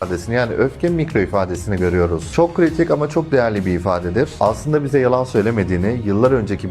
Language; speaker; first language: Turkish; native; Turkish